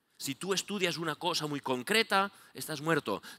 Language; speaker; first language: Spanish; native; Spanish